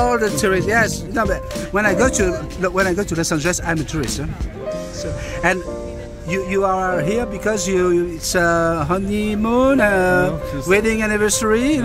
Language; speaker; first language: English; non-native, fluent; French